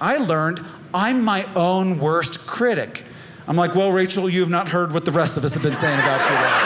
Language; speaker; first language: English; native; English